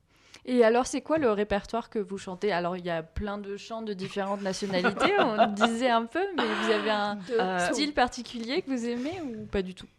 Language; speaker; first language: French; native; French